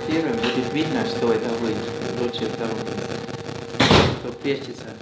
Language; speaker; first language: Russian; non-native, fluent; Thai